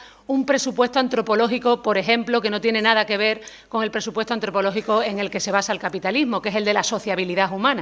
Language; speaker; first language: Spanish; native; Spanish